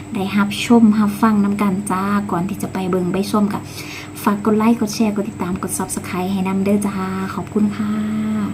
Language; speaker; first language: Thai; native; Thai